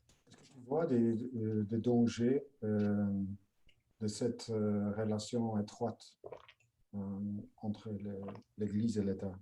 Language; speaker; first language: French; non-native, fluent; Polish